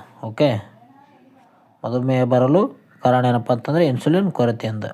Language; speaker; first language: Kannada; native; Kannada